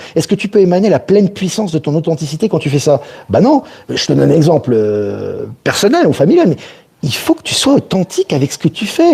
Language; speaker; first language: French; native; French